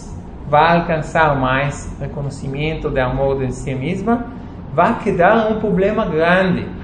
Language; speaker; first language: Portuguese; non-native, fluent; Spanish